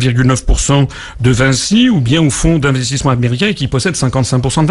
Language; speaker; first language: French; native; French